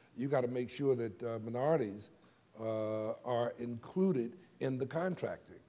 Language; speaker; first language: English; native; English